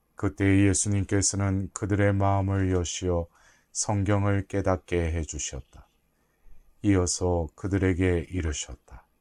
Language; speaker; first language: Korean; native; Korean